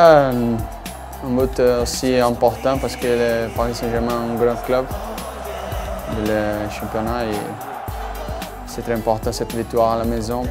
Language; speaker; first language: French; non-native, learner; Portuguese